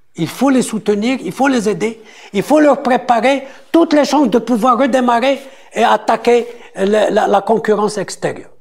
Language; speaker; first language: French; non-native, local second language; Arabic